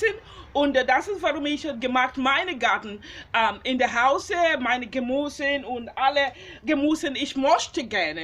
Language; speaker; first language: German; non-native, learner; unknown